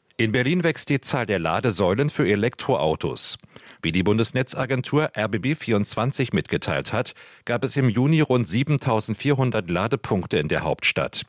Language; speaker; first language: German; native; German